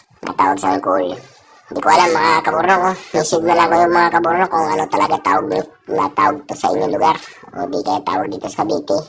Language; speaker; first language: Filipino; non-native, local second language; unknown